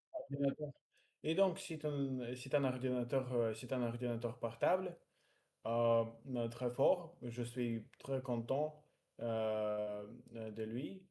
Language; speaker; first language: French; non-native, learner; Russian